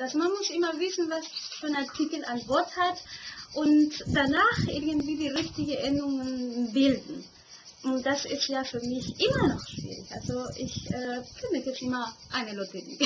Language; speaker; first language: German; non-native, fluent; Spanish